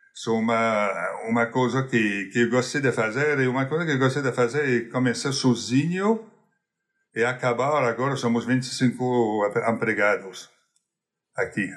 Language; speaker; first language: Portuguese; non-native, fluent; English